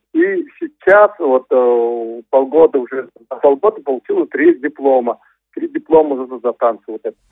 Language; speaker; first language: Russian; native; Russian